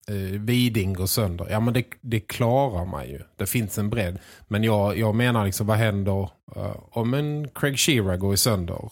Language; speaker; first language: Swedish; native; Swedish